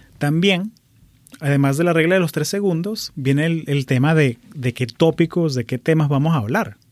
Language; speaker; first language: Spanish; native; Spanish